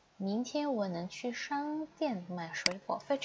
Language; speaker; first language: Chinese; non-native, fluent; Indonesian